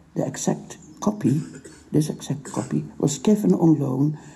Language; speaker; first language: English; non-native, fluent; Dutch